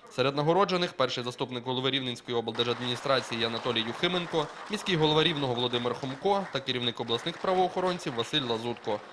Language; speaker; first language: Ukrainian; native; Ukrainian